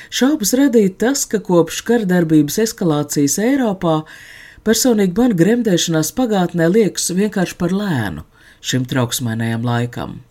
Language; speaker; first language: Latvian; native; Latvian